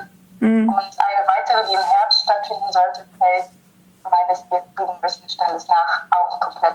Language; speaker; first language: German; native; German